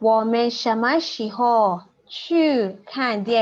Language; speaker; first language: Chinese; non-native, fluent; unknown